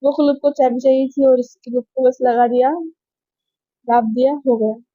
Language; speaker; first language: Hindi; non-native, local second language; Marathi